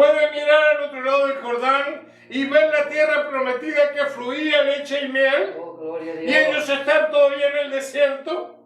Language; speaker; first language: Spanish; native; Spanish